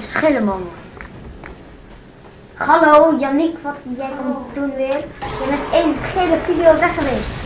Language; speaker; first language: Dutch; non-native, learner; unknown